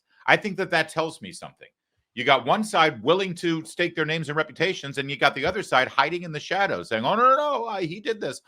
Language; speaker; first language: English; native; English